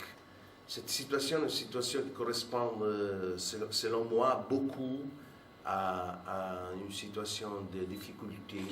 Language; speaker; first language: French; non-native, fluent; Italian